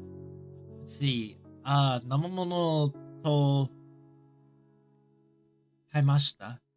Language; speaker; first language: Japanese; non-native, learner; English